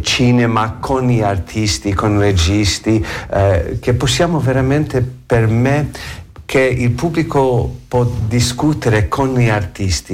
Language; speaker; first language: Italian; non-native, learner; English